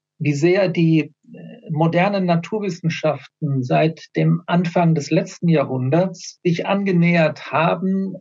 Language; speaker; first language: German; native; German